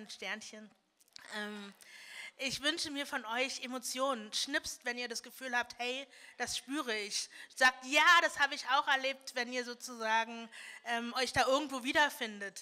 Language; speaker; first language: German; early bilingual, other home language; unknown